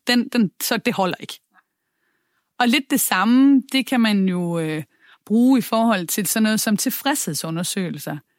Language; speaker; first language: Danish; native; Danish